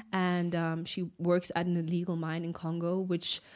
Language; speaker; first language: English; native; English